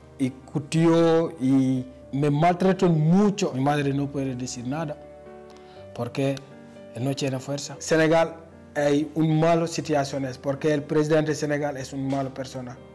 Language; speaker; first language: Spanish; non-native, learner; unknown